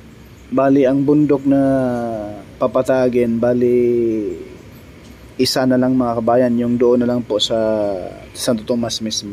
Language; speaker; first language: Filipino; native; Filipino